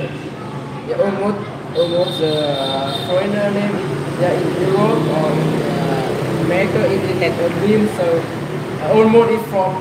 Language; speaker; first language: English; non-native, learner; Vietnamese